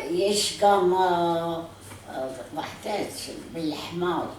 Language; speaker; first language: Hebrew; non-native, learner; Arabic